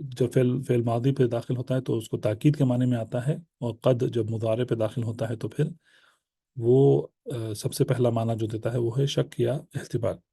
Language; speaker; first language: Urdu; native; Urdu